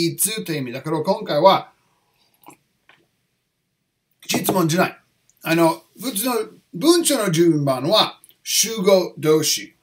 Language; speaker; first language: Japanese; non-native, learner; English